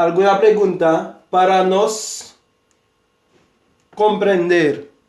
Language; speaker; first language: Spanish; non-native, fluent; Haitian Creole